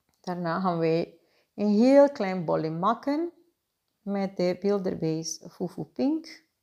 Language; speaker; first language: Dutch; non-native, fluent; Spanish